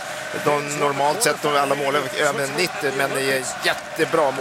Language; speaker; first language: Swedish; native; Swedish